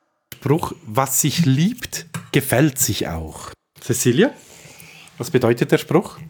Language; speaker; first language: German; native; German